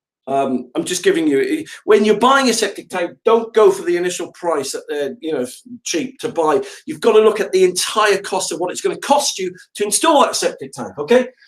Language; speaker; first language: English; native; English